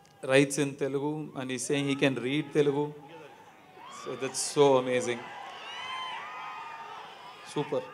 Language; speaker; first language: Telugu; non-native, learner; Tamil